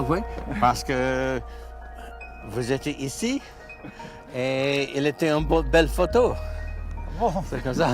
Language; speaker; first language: French; non-native, learner; English